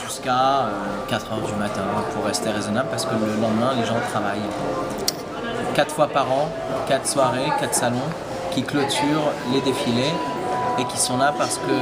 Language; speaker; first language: French; native; French